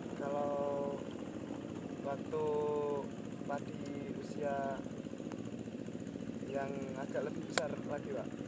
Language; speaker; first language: Indonesian; non-native, local second language; Javanese